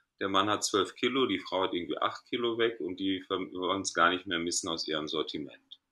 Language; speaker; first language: German; early bilingual, other home language; Greek